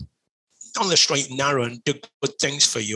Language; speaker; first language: English; native; English